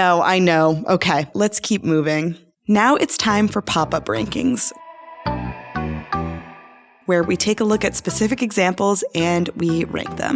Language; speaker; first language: English; native; English